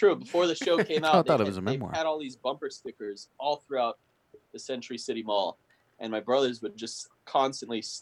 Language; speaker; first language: English; native; English